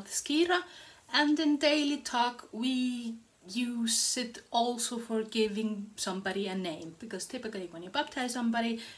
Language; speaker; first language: English; non-native, fluent; Icelandic